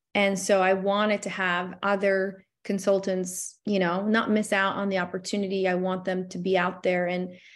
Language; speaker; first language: English; non-native, fluent; Albanian